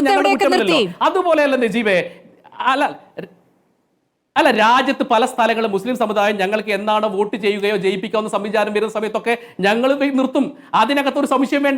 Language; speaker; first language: Malayalam; native; Malayalam